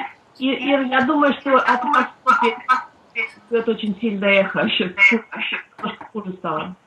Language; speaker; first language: Russian; native; Russian